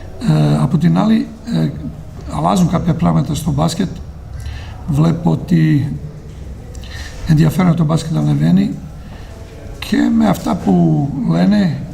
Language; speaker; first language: Greek; non-native, fluent; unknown